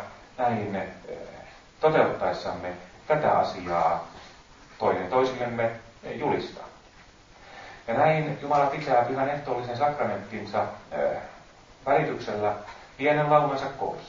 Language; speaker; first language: Finnish; native; Finnish